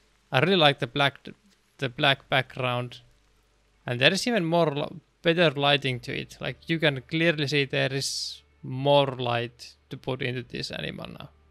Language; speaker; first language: English; non-native, fluent; Finnish